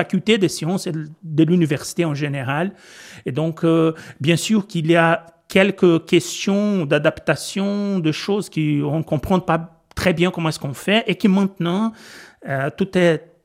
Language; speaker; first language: French; non-native, fluent; Portuguese